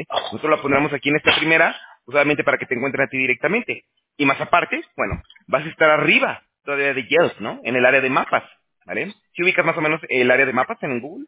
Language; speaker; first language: Spanish; native; Spanish